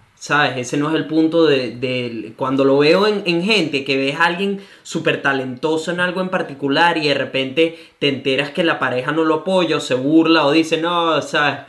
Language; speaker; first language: Spanish; native; Spanish